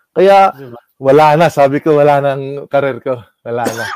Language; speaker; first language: Filipino; non-native, local second language; Waray